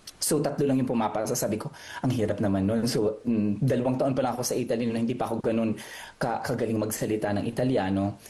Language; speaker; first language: Filipino; native; Filipino